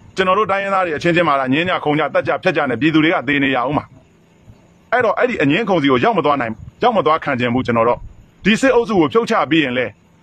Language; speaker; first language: Burmese; native; Burmese